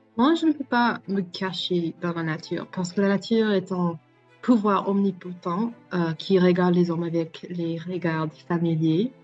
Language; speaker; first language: French; non-native, learner; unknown